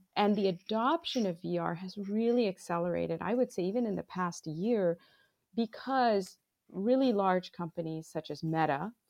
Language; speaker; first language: English; non-native, local second language; Bangla